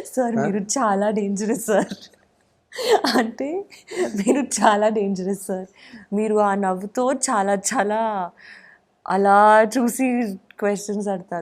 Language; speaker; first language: Telugu; non-native, learner; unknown